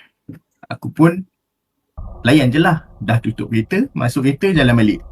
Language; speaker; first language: Malay; native; Malay